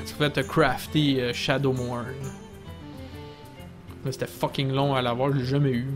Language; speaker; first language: French; native; French